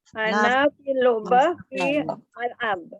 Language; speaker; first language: Arabic; non-native, learner; Malay